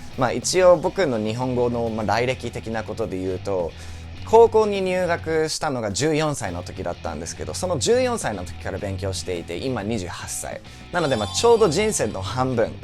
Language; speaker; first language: Japanese; non-native, fluent; English